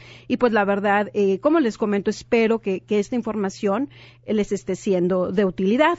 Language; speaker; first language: Spanish; native; Spanish